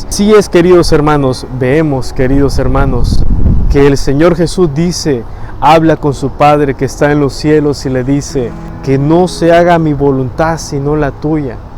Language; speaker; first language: Spanish; native; Spanish